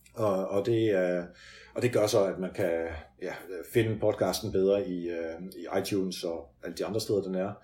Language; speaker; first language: Danish; early bilingual, other home language; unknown